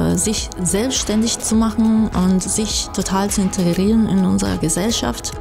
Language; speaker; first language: German; non-native, fluent; Italian